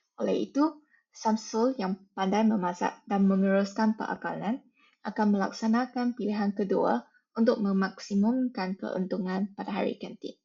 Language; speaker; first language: Malay; native; Malay